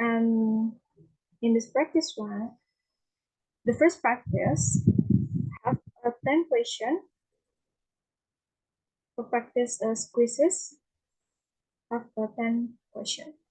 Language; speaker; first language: English; non-native, learner; Indonesian